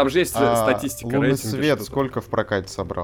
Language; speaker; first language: Russian; native; Russian